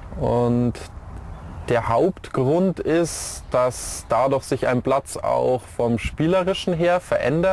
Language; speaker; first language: German; native; German